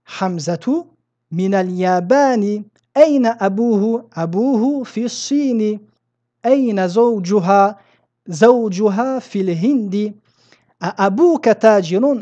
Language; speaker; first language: Arabic; non-native, fluent; French